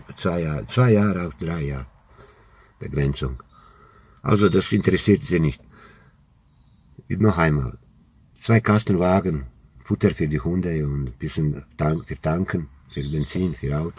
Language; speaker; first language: German; non-native, learner; Croatian